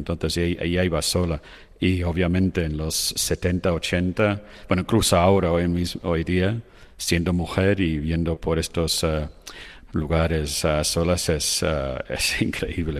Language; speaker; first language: Spanish; non-native, fluent; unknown